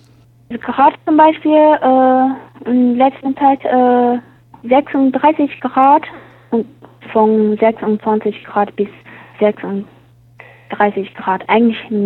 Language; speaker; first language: German; non-native, learner; Chinese